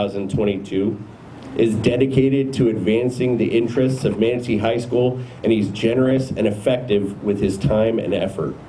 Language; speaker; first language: English; native; English